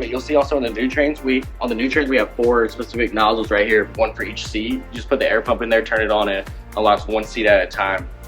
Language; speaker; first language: English; native; English